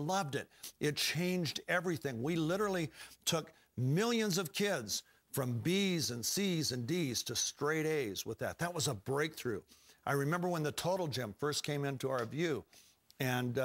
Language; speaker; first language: English; native; English